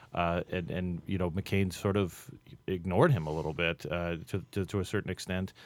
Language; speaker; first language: English; native; English